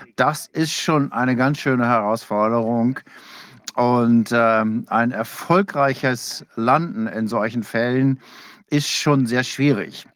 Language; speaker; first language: German; non-native, fluent; English